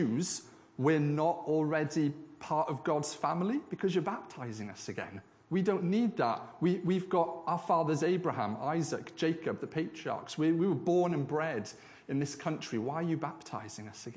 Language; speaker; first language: English; native; English